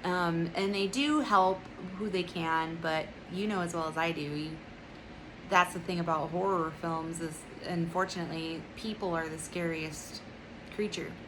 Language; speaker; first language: English; native; English